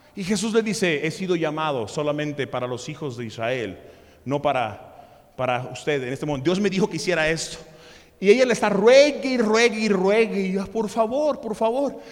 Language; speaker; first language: Spanish; early bilingual, other home language; English